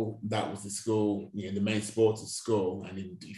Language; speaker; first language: English; non-native, local second language; Yoruba